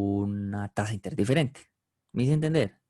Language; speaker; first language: Spanish; native; Spanish